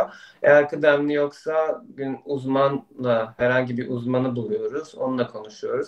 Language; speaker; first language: Turkish; native; Turkish